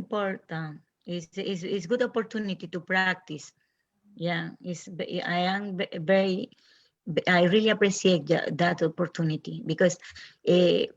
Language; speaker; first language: English; non-native, learner; Spanish